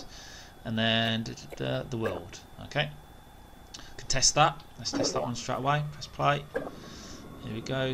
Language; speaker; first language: English; native; English